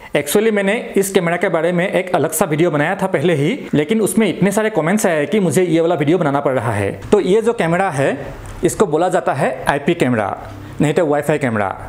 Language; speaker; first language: Hindi; non-native, local second language; Assamese